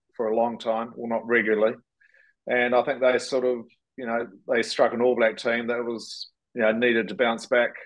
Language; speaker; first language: English; native; English